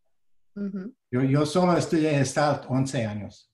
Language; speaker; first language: Spanish; non-native, fluent; English